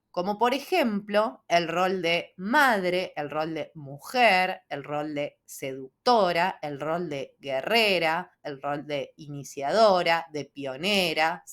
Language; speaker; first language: Spanish; native; Spanish